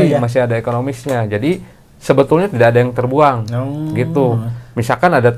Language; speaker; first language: Indonesian; non-native, local second language; Sundanese